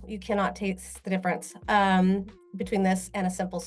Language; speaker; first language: English; native; English